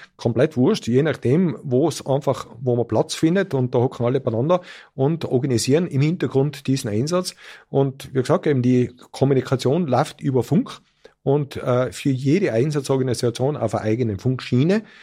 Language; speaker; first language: German; native; German